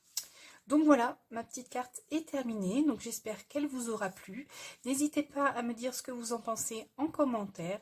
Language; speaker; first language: French; native; French